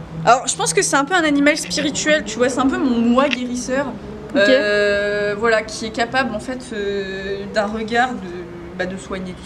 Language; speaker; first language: French; native; French